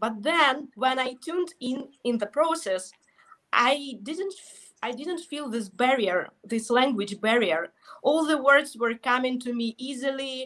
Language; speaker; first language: English; non-native, fluent; Russian